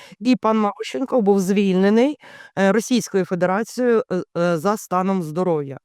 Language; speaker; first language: Ukrainian; native; Ukrainian